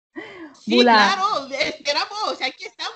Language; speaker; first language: Spanish; non-native, learner; Malagasy